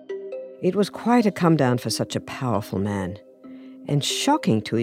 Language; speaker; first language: English; native; English